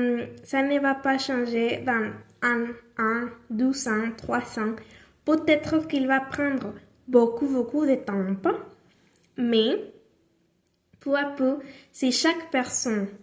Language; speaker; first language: French; non-native, learner; Spanish